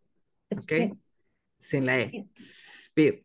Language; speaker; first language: English; non-native, fluent; Spanish